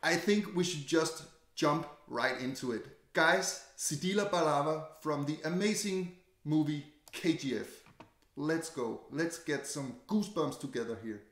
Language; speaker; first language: English; non-native, fluent; Danish